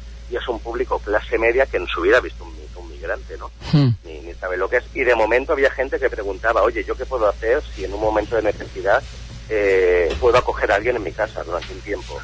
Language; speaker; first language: Spanish; native; Spanish